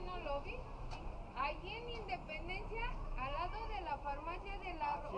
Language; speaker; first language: Spanish; native; Spanish